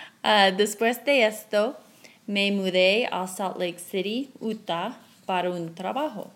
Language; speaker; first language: Spanish; non-native, fluent; English